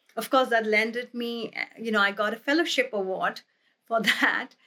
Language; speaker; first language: English; non-native, local second language; Hindi